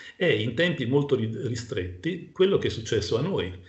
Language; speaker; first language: Italian; native; Italian